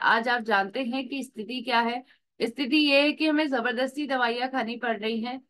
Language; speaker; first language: Hindi; native; Hindi